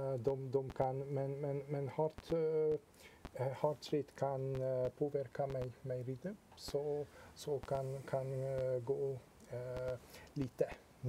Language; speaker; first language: Swedish; non-native, fluent; Hungarian